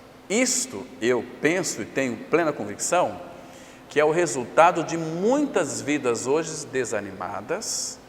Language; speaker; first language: Portuguese; native; Portuguese